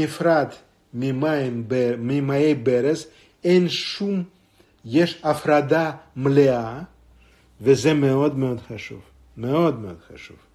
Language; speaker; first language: Hebrew; non-native, fluent; Russian